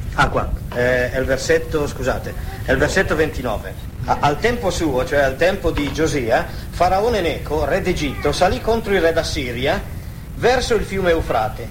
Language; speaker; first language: Italian; native; Italian